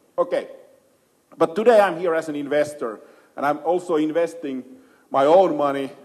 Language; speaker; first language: English; non-native, fluent; Finnish